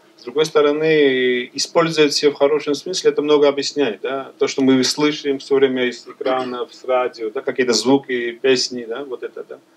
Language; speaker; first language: Russian; non-native, local second language; Georgian